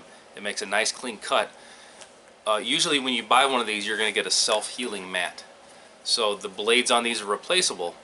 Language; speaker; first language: English; native; English